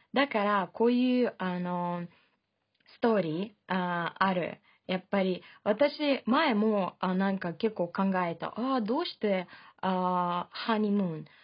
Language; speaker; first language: Japanese; non-native, fluent; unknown